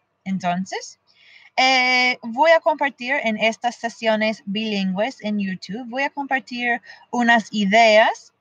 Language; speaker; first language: Spanish; non-native, fluent; English